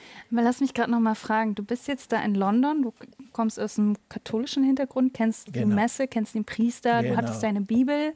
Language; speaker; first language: German; native; German